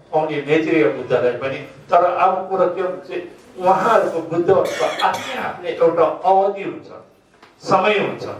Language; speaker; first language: Nepali; non-native, local second language; Sherpa